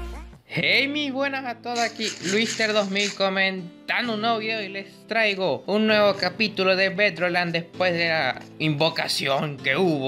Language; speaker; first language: Spanish; native; Spanish